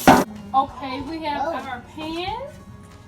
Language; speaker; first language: English; native; English